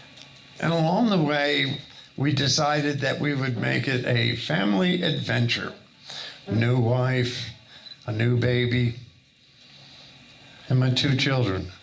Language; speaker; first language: English; native; English